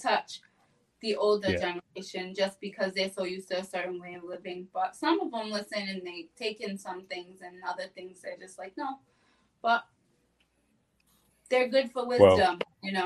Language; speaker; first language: English; native; English